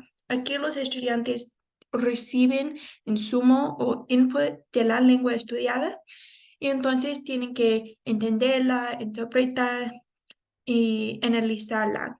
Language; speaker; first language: Spanish; non-native, fluent; English